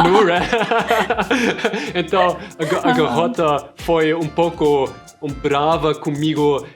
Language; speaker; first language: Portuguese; non-native, fluent; German